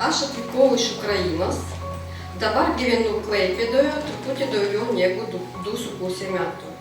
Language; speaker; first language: Lithuanian; non-native, learner; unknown